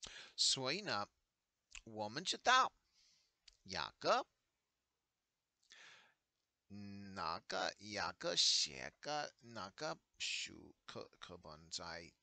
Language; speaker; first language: Chinese; non-native, learner; English